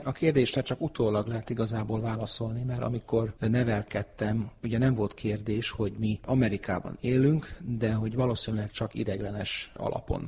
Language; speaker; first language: Hungarian; early bilingual, heritage; Hungarian